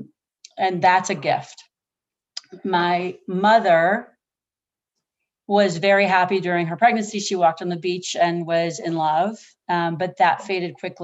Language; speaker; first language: English; native; English